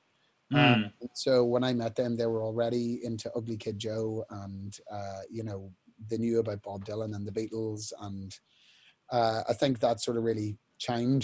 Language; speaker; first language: English; native; English